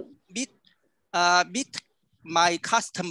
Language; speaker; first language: English; non-native, learner; Vietnamese